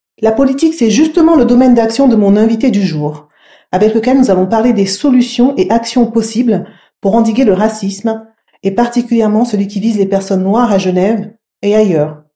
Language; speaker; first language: French; native; French